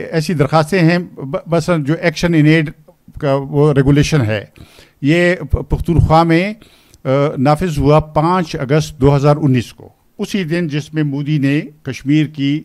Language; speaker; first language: Urdu; non-native, local second language; Pashto